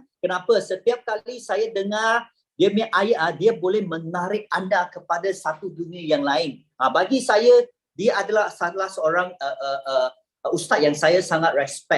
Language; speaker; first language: Malay; native; Malay